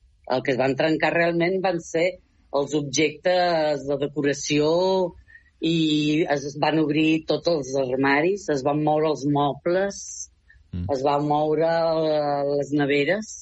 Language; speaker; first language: Catalan; native; Catalan